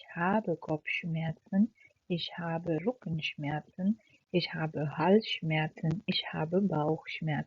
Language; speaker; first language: German; non-native, fluent; Urdu